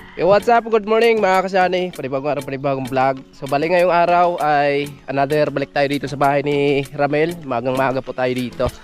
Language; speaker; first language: Filipino; non-native, local second language; Cebuano